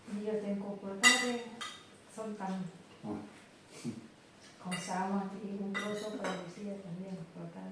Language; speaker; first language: Spanish; non-native, learner; Thai